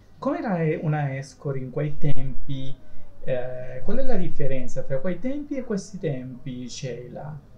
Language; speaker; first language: Italian; non-native, fluent; Spanish